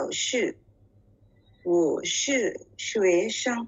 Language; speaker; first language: Chinese; non-native, learner; English